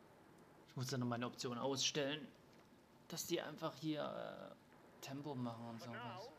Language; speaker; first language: German; native; German